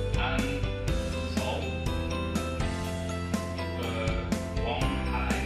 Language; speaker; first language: Vietnamese; non-native, learner; English